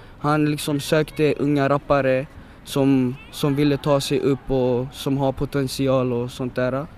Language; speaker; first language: Swedish; early bilingual, other home language; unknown